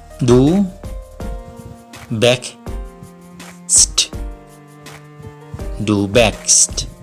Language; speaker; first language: German; non-native, fluent; Thai